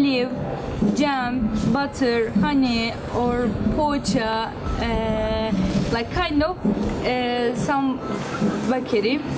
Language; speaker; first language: English; non-native, learner; Turkish